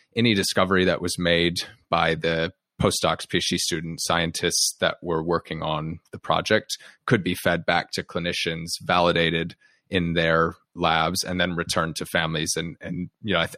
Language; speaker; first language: English; native; English